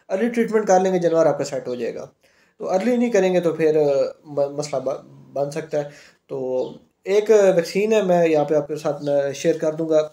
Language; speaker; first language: Urdu; non-native, local second language; Punjabi